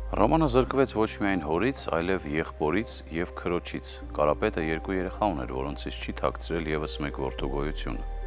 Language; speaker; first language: Armenian; native; Armenian